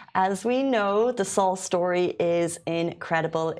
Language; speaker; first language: English; native; English